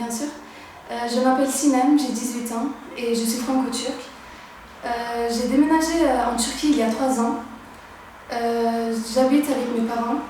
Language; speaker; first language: French; early bilingual, other home language; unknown